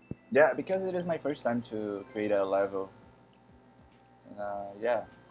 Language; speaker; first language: English; non-native, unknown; Portuguese